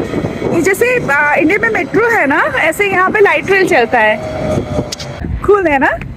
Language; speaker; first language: Hindi; non-native, local second language; Odia